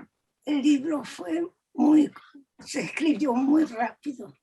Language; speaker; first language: Spanish; early bilingual, other home language; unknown